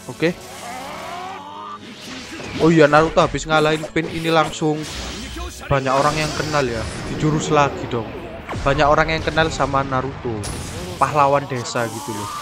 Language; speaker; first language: Indonesian; native; Indonesian